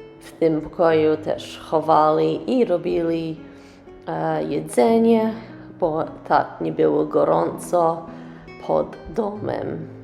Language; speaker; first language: Polish; early bilingual, heritage; English